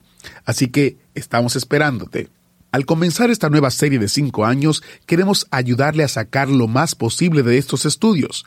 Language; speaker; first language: Spanish; native; Spanish